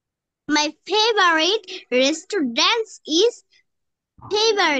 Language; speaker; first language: English; non-native, learner; Bangla